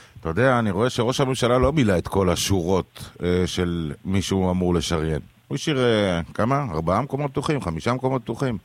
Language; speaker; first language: Hebrew; native; Hebrew